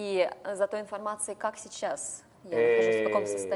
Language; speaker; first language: Russian; native; Russian